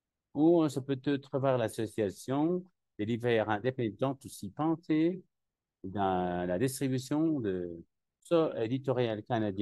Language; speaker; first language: French; non-native, learner; Spanish